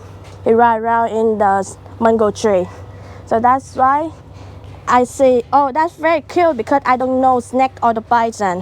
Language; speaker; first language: English; non-native, learner; Vietnamese